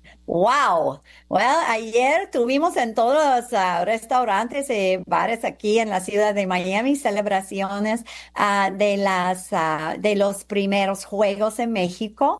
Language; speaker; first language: Spanish; non-native, fluent; English